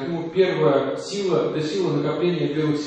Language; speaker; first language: Russian; native; Russian